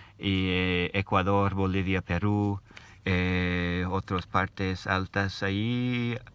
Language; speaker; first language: Spanish; non-native, learner; English